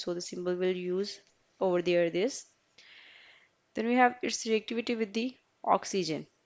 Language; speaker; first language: English; non-native, local second language; Urdu